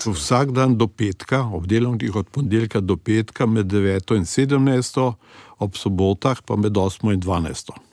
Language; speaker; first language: Slovenian; native; Slovenian